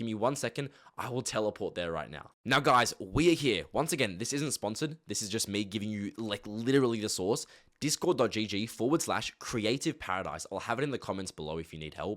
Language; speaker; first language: English; native; English